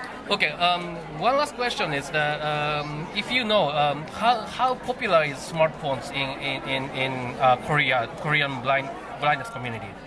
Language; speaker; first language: English; non-native, fluent; Japanese